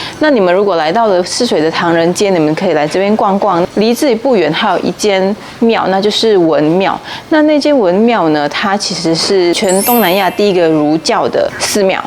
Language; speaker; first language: Chinese; early bilingual, heritage; Chinese